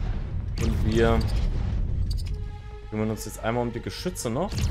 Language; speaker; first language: German; native; German